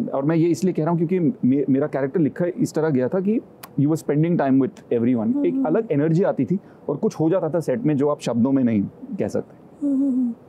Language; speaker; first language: Hindi; native; Hindi